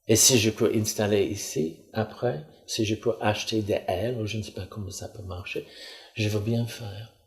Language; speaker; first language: French; non-native, fluent; English